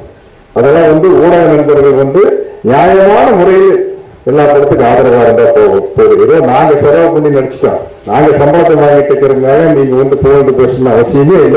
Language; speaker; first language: Tamil; native; Tamil